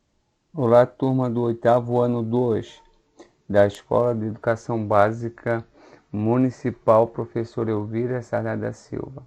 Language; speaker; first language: Portuguese; native; Portuguese